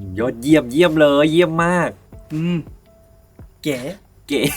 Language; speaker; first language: Thai; native; Thai